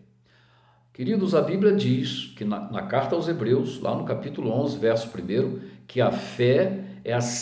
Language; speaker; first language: Portuguese; native; Portuguese